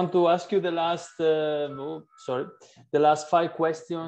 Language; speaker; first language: English; non-native, fluent; Italian